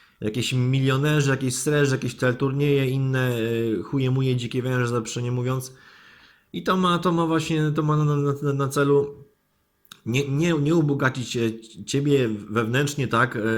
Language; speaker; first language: Polish; native; Polish